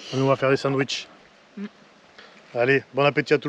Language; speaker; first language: French; native; French